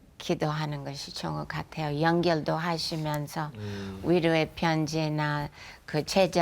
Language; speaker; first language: Korean; non-native, fluent; English